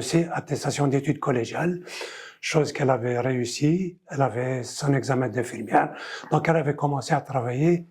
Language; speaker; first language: French; non-native, local second language; Kabyle